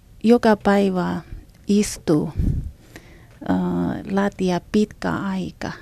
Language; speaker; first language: Finnish; non-native, learner; Chinese